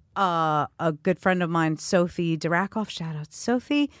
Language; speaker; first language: English; native; English